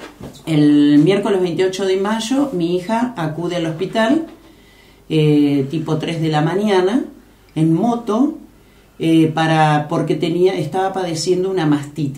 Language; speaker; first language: Spanish; native; Spanish